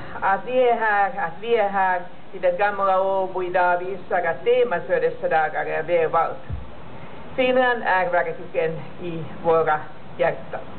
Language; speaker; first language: Swedish; non-native, local second language; Finnish